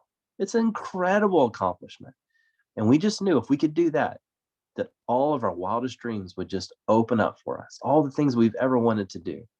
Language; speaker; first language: English; native; English